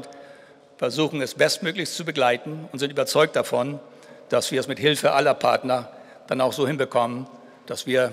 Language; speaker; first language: German; native; German